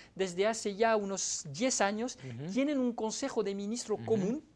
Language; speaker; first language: Spanish; non-native, fluent; French